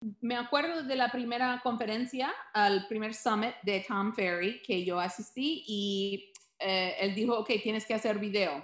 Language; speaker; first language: Spanish; early bilingual, heritage; Spanish